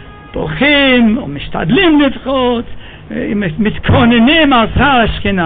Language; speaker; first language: Hebrew; non-native, fluent; English